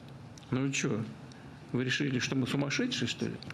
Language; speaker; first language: Russian; native; Russian